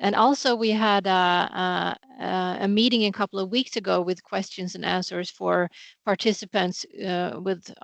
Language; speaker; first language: English; non-native, fluent; Swedish